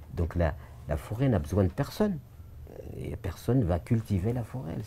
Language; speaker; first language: French; non-native, local second language; Arabic